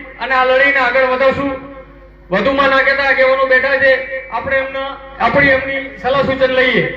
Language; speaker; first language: Gujarati; native; Gujarati